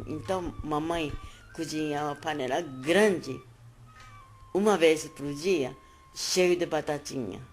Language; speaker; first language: Portuguese; non-native, learner; Japanese